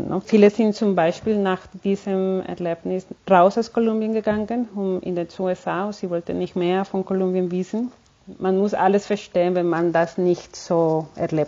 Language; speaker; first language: German; non-native, fluent; Spanish